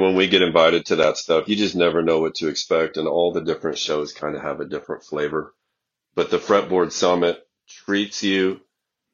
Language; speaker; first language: English; native; English